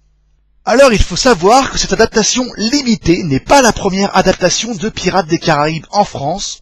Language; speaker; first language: French; native; French